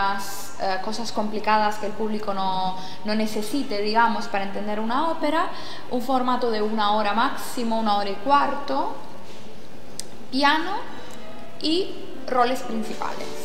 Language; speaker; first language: Spanish; non-native, fluent; Italian